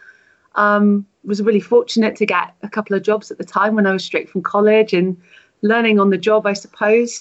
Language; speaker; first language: English; native; English